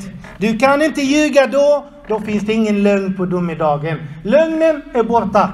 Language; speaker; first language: Swedish; non-native, fluent; Arabic